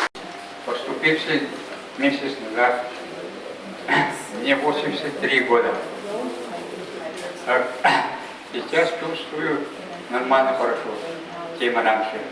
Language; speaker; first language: Russian; non-native, local second language; Yakut